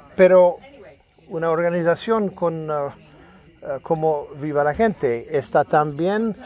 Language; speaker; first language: Spanish; non-native, learner; French